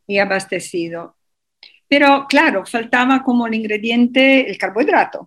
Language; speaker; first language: Spanish; non-native, fluent; Italian